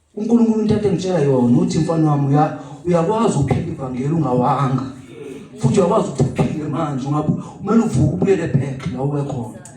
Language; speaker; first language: Zulu; native; Zulu